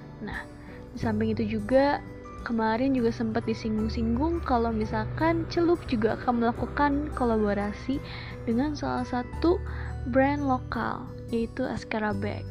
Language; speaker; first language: Indonesian; native; Indonesian